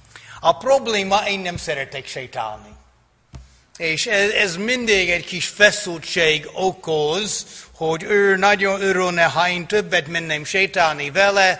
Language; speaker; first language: Hungarian; non-native, fluent; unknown